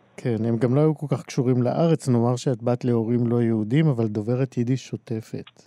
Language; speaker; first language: Hebrew; native; Hebrew